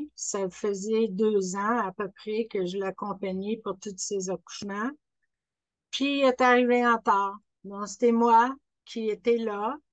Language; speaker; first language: French; non-native, fluent; English